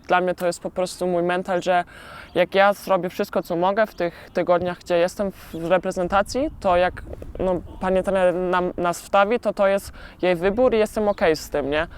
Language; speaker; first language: Polish; early bilingual, heritage; Polish